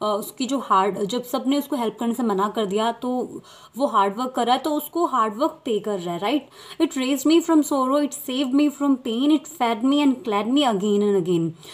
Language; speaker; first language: Hindi; native; Hindi